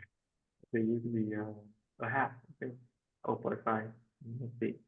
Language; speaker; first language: English; non-native, fluent; Vietnamese